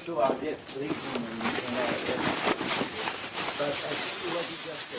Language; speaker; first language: English; non-native, fluent; Hebrew